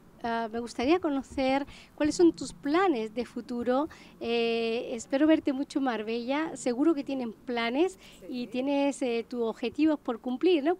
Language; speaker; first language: Spanish; native; Spanish